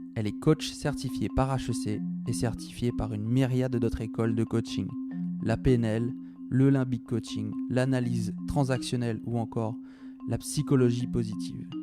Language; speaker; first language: French; native; French